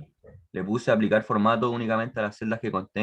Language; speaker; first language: Spanish; native; Spanish